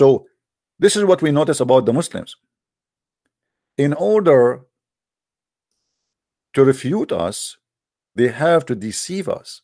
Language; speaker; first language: English; non-native, fluent; Arabic